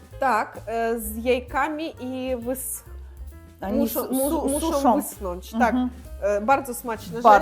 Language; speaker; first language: Polish; non-native, fluent; Russian